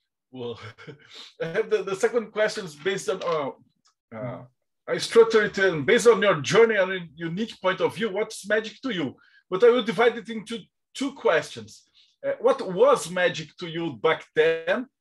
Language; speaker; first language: English; non-native, fluent; Portuguese